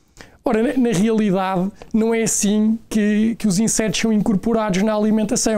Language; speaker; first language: Portuguese; native; Portuguese